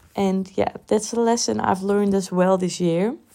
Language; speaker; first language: English; non-native, fluent; Dutch